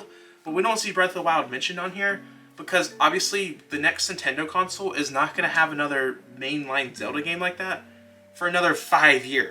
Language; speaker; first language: English; native; English